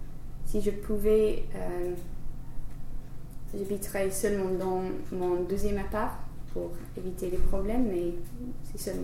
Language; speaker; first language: French; non-native, learner; English